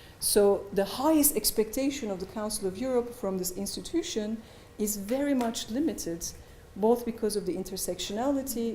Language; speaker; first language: English; non-native, fluent; Turkish